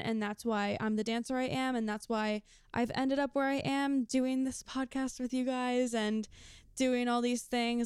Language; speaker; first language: English; native; English